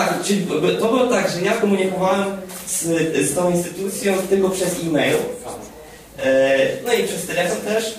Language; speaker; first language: Polish; non-native, fluent; Ukrainian